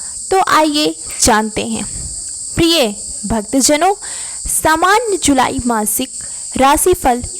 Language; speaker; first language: Hindi; native; Hindi